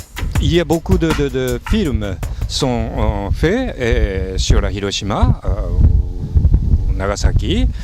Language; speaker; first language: French; non-native, fluent; Japanese